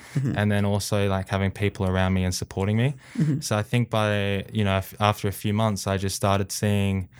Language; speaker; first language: English; native; English